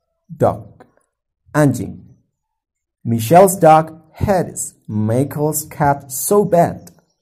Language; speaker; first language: English; non-native, fluent; Indonesian